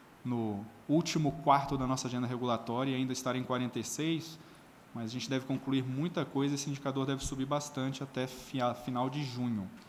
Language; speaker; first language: Portuguese; native; Portuguese